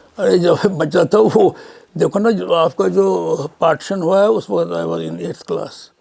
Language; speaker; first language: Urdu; non-native, local second language; Kashmiri